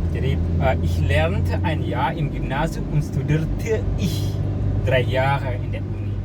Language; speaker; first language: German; non-native, learner; Indonesian